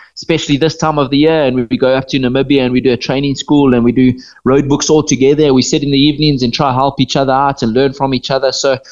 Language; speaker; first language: English; native; English